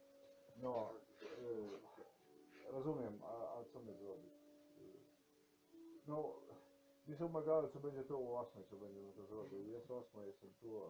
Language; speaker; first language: Polish; non-native, learner; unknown